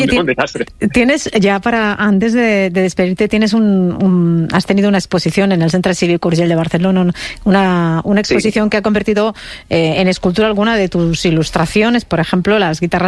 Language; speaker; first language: Spanish; native; Spanish